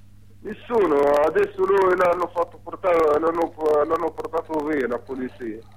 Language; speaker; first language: Italian; non-native, learner; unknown